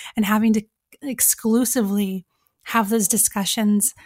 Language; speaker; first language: English; native; English